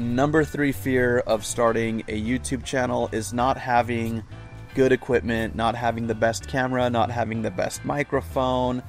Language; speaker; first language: English; native; English